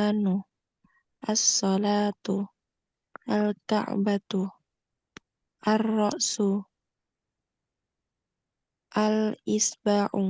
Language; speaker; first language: Arabic; non-native, learner; Indonesian